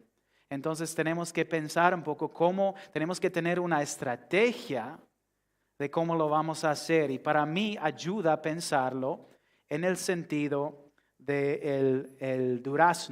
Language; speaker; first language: Spanish; non-native, fluent; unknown